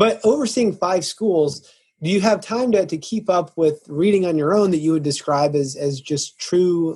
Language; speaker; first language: English; native; English